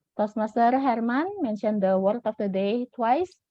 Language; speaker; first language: English; non-native, fluent; Indonesian